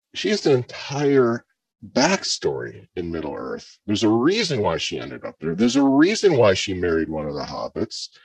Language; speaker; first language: English; native; English